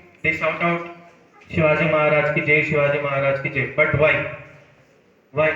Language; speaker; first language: English; non-native, local second language; Telugu